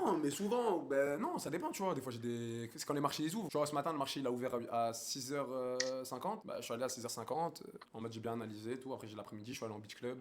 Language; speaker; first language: French; early bilingual, other home language; Arabic